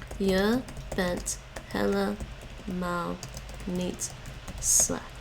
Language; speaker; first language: Dutch; non-native, learner; English